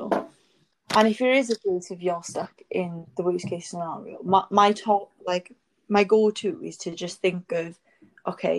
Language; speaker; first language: English; native; English